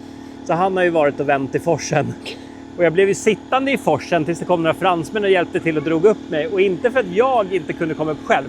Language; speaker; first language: Swedish; native; Swedish